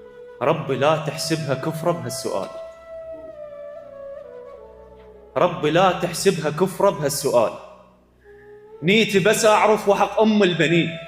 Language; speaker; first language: Arabic; native; Arabic